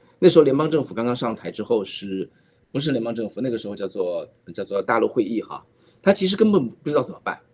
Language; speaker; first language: Chinese; native; Chinese